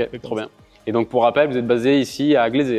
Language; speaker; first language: French; native; French